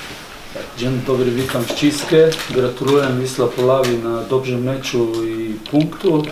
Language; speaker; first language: Polish; non-native, learner; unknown